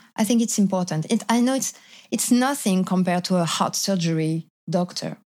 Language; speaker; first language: English; non-native, fluent; French